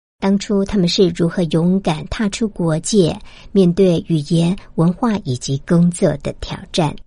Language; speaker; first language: Chinese; native; Chinese